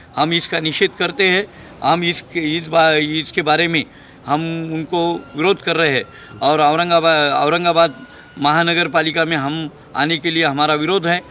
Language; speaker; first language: Hindi; non-native, local second language; Marathi